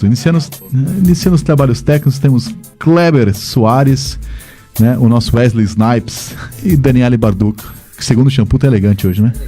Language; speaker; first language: Portuguese; native; Portuguese